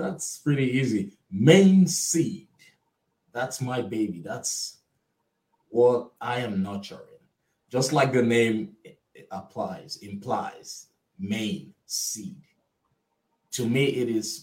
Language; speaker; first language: English; non-native, local second language; Igbo